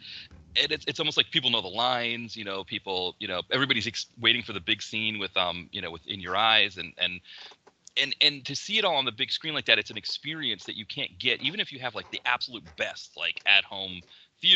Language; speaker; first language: English; native; English